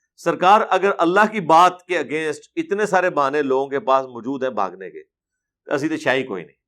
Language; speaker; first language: Urdu; non-native, local second language; Punjabi